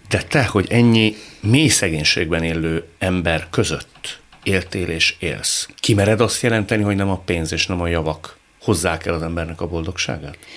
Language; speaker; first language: Hungarian; native; Hungarian